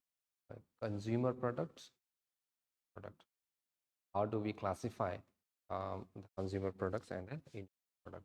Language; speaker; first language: English; non-native, local second language; Odia